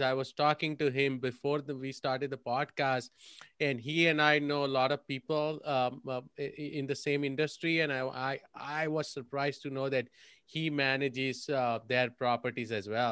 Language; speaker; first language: English; non-native, local second language; Gujarati